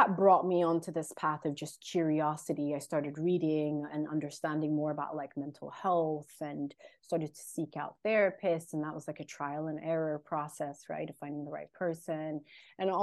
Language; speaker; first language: English; non-native, fluent; Swedish